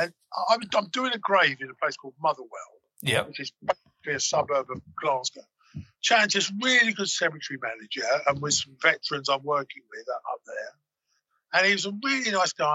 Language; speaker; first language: English; native; English